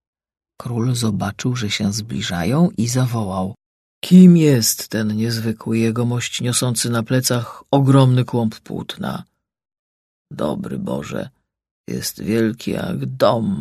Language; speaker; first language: Polish; native; Polish